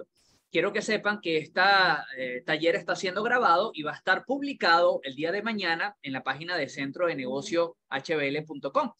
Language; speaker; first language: Spanish; native; Spanish